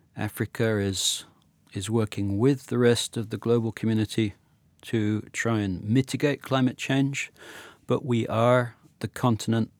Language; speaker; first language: English; native; English